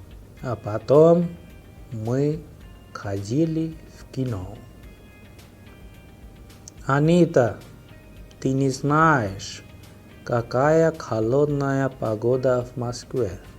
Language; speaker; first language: Russian; non-native, fluent; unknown